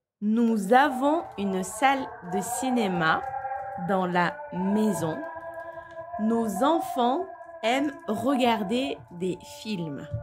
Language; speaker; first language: French; non-native, fluent; Turkish